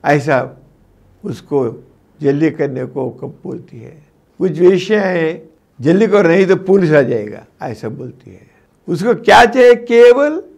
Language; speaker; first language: Hindi; non-native, local second language; Telugu